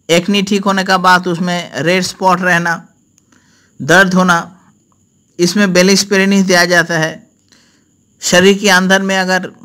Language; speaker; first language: Hindi; non-native, local second language; Bangla